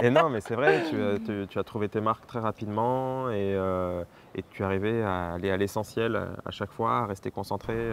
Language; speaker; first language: French; native; French